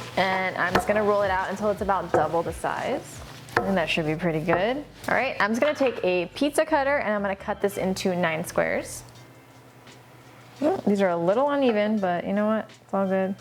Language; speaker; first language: English; native; English